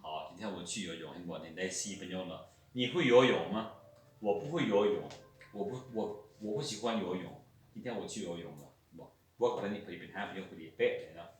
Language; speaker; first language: Chinese; non-native, fluent; Lao